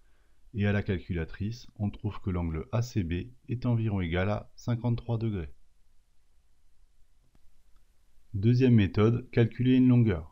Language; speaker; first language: French; native; French